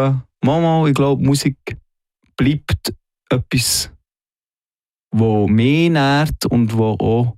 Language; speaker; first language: German; native; German